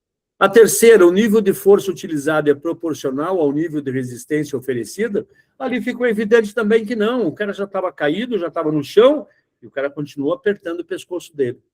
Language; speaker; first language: Portuguese; native; Portuguese